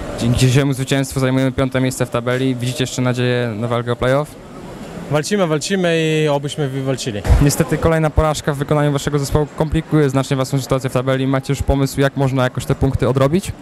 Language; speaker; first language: Polish; native; Polish